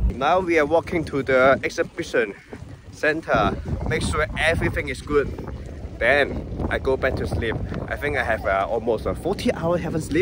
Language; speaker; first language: English; non-native, learner; Cantonese